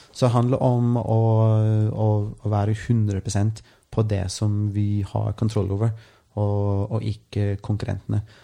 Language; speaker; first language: Norwegian; non-native, fluent; English